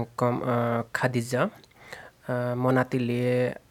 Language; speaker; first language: French; non-native, learner; Bangla